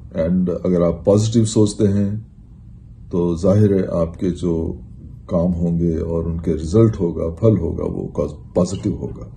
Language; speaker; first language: Hindi; non-native, local second language; Punjabi